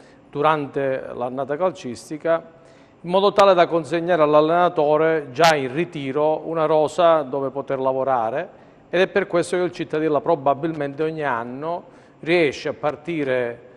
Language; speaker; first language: Italian; native; Italian